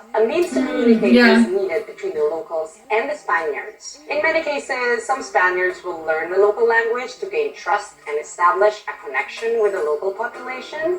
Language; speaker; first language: English; non-native, local second language; Filipino